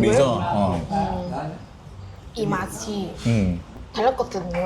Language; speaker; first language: Korean; non-native, learner; Vietnamese